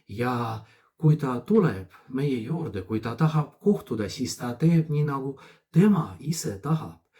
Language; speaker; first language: Estonian; non-native, fluent; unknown